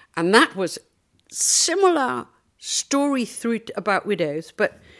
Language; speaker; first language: English; native; English